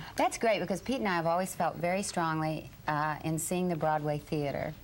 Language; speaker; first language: English; native; English